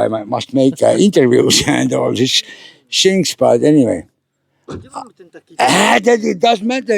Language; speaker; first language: English; non-native, learner; Estonian